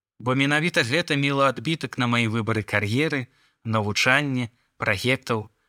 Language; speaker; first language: Belarusian; non-native, local second language; Russian